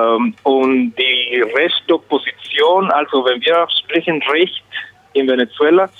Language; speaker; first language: German; non-native, learner; Spanish